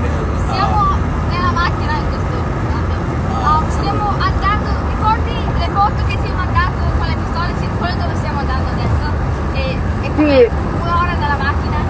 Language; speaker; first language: Italian; non-native, learner; English